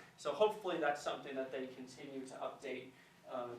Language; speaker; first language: English; native; English